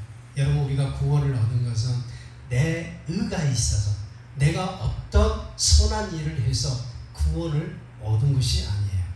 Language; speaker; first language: Korean; native; Korean